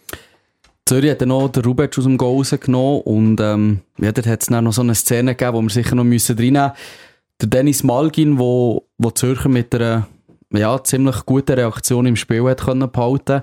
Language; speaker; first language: German; native; German